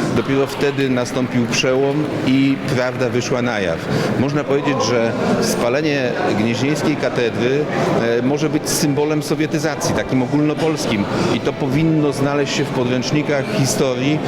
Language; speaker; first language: Polish; native; Polish